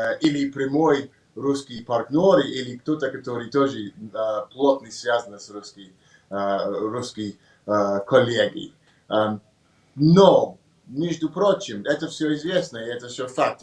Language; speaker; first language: Russian; non-native, learner; English